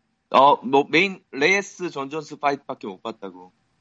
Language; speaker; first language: Korean; native; Korean